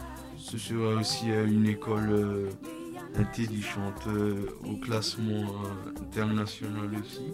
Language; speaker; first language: French; non-native, local second language; Malagasy